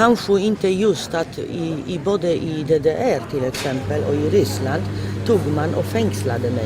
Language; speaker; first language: Swedish; non-native, fluent; Polish